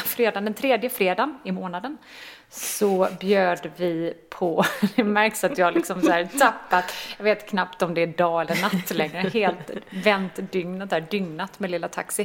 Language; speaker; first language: Swedish; native; Swedish